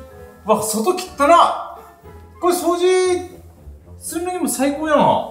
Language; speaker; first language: Japanese; native; Japanese